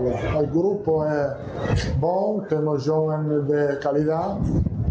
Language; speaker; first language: Portuguese; non-native, learner; Italian